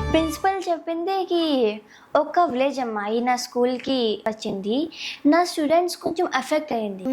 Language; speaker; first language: Telugu; non-native, local second language; Hindi